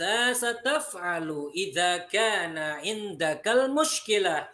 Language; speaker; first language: Arabic; non-native, fluent; Indonesian